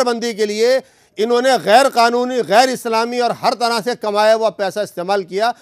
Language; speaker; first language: Hindi; native; Hindi